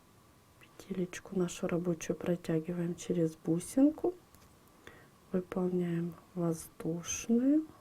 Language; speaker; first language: Russian; native; Russian